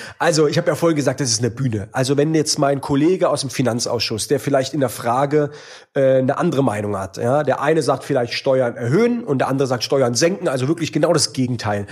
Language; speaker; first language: German; native; German